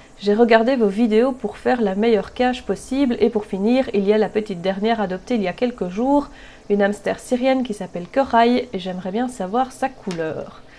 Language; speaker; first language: French; native; French